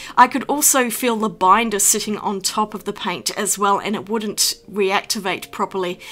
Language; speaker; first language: English; native; English